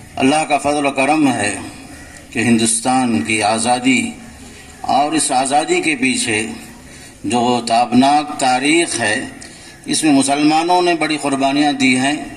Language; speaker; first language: Urdu; native; Urdu